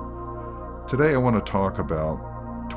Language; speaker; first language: English; native; English